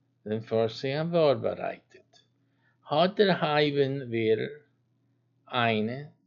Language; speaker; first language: German; non-native, learner; English